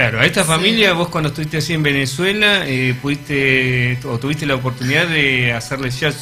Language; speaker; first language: Spanish; native; Spanish